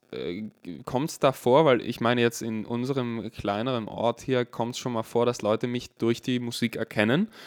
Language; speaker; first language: German; native; German